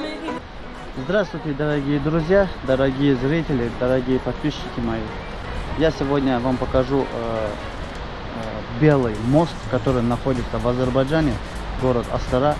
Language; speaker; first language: Russian; non-native, fluent; Azerbaijani